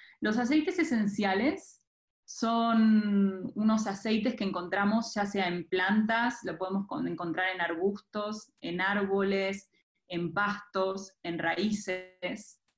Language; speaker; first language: Spanish; native; Spanish